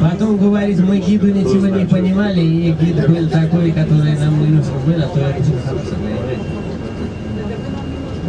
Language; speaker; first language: Russian; non-native, learner; Nepali